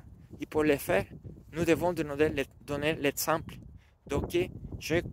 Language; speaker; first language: French; non-native, learner; Spanish